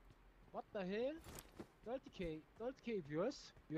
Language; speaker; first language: English; non-native, learner; Korean